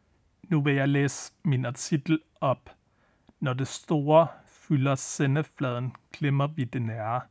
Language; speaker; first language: Danish; native; Danish